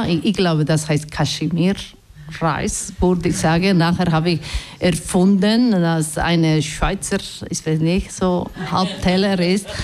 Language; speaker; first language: German; non-native, learner; Basque